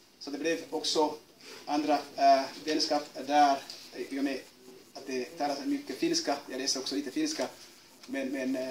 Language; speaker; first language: Swedish; non-native, fluent; Kinyarwanda